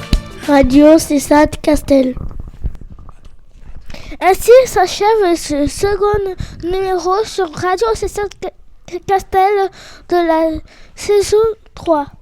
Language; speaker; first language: French; native; French